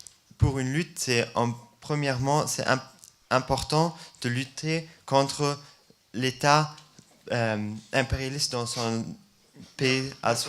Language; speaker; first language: French; non-native, fluent; German